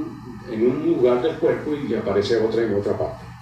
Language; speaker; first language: Spanish; native; Spanish